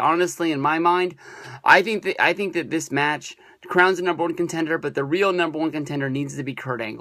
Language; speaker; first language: English; native; English